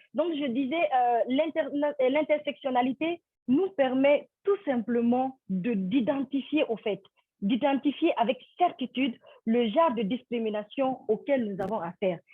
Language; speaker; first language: French; non-native, local second language; Fula